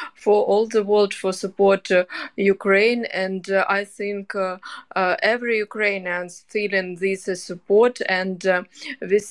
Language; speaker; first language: English; non-native, learner; Ukrainian